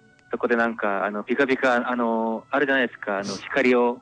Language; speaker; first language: Japanese; non-native, fluent; Korean